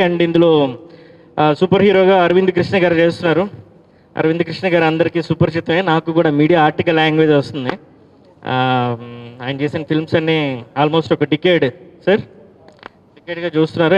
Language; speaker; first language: Telugu; native; Telugu